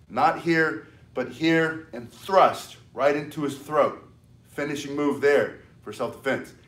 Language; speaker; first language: English; native; English